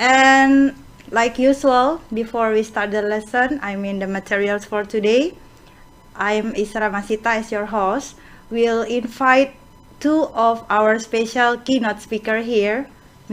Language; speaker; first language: English; non-native, fluent; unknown